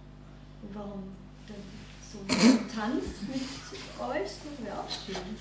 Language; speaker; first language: German; native; German